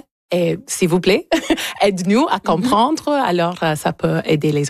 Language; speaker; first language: French; non-native, local second language; English